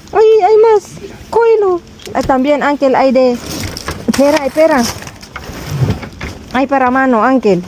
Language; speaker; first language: Spanish; non-native, learner; Filipino